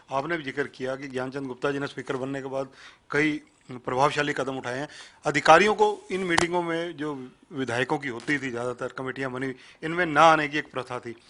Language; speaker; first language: Hindi; native; Hindi